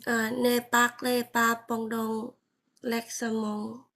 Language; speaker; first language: French; non-native, learner; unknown